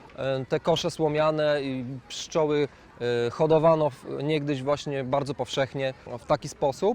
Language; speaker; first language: Polish; native; Polish